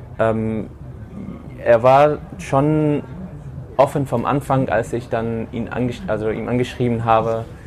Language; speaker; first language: German; early bilingual, other home language; Arabic